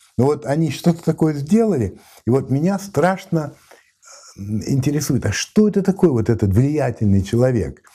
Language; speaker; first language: Russian; non-native, fluent; French